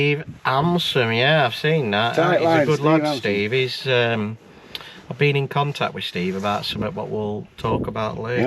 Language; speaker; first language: English; native; English